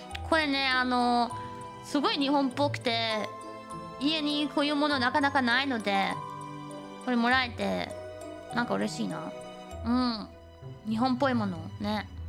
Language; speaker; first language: Japanese; non-native, fluent; German